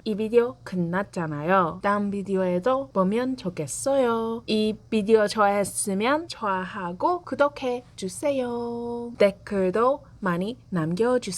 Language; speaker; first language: Korean; non-native, learner; English